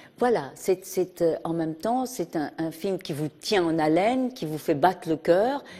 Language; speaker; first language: French; early bilingual, heritage; French